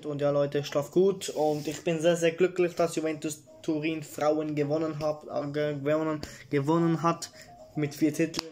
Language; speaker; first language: German; early bilingual, other home language; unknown